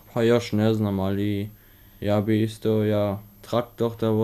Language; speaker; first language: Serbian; early bilingual, heritage; Serbian